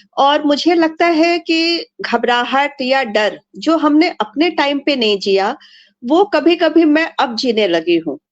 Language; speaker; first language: Hindi; native; Hindi